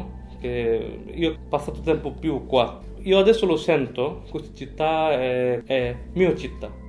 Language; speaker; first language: Italian; non-native, learner; Bangla